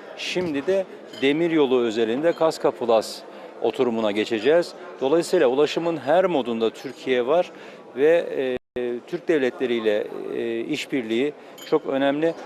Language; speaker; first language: Turkish; native; Turkish